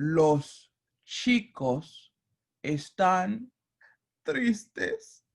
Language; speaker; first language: Spanish; non-native, fluent; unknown